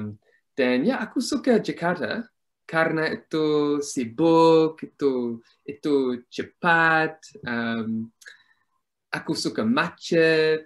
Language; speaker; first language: Indonesian; non-native, learner; English